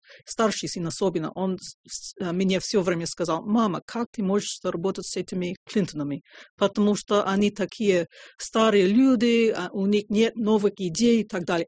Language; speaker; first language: Russian; non-native, fluent; English